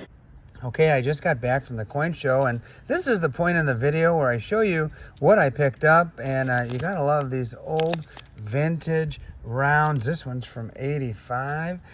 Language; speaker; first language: English; native; English